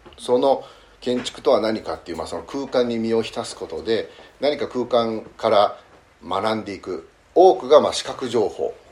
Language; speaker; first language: Japanese; early bilingual, heritage; Japanese